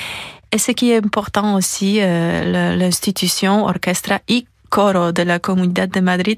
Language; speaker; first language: French; non-native, fluent; Polish